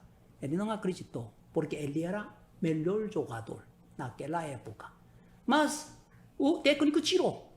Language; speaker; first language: Portuguese; non-native, learner; Korean